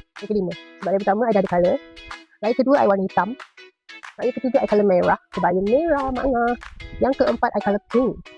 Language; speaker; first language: Malay; native; Malay